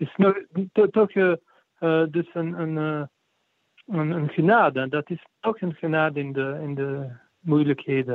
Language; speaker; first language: Dutch; non-native, fluent; French